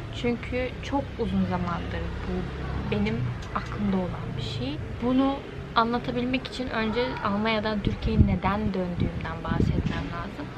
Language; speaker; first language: Turkish; early bilingual, heritage; Turkish